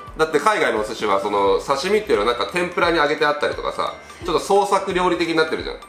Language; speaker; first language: Japanese; native; Japanese